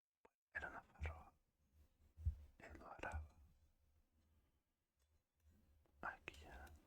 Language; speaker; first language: Basque; non-native, learner; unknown